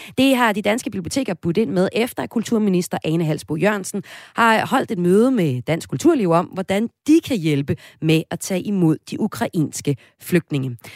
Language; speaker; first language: Danish; native; Danish